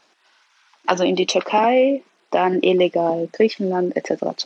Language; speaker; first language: German; early bilingual, other home language; Persian